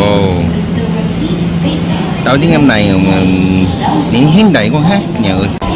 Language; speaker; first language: Vietnamese; non-native, learner; Korean